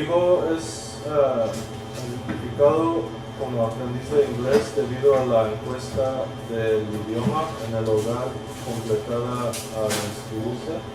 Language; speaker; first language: Spanish; early bilingual, heritage; Spanish